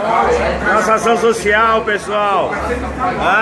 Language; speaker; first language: Portuguese; native; Portuguese